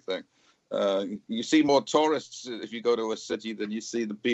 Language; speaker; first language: English; native; English